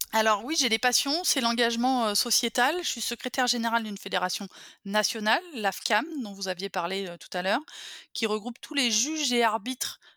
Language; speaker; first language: French; native; French